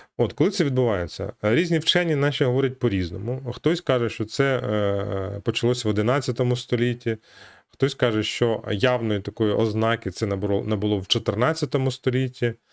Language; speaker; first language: Ukrainian; native; Ukrainian